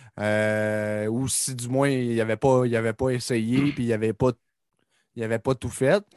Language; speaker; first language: French; native; French